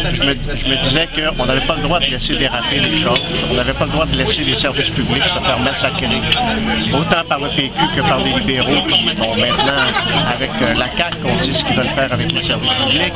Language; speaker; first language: French; native; French